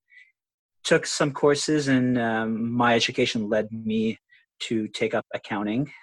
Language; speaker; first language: English; non-native, local second language; Filipino